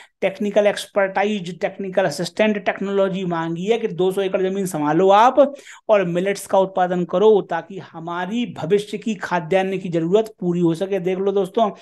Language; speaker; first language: Hindi; native; Hindi